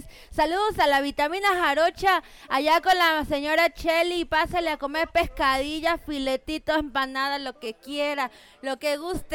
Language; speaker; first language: Spanish; native; Spanish